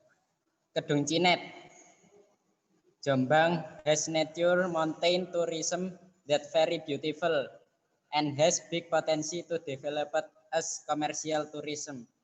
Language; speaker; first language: English; non-native, learner; Indonesian